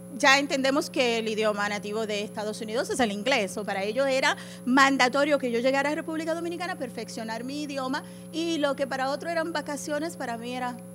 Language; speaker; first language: Spanish; early bilingual, heritage; Spanish